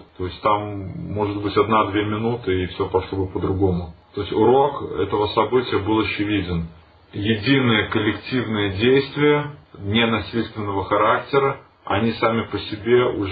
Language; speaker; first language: Russian; native; Russian